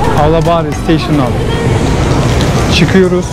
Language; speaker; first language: Turkish; native; Turkish